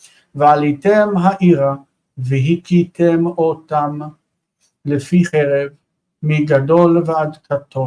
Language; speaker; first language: Hebrew; non-native, learner; English